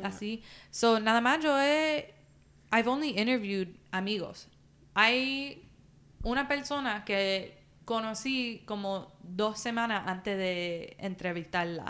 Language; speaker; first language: Spanish; early bilingual, heritage; Spanish